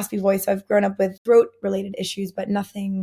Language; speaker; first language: English; native; English